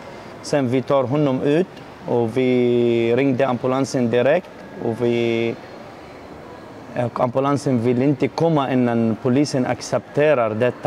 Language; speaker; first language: Swedish; non-native, learner; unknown